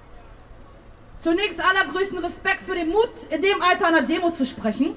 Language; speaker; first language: German; native; German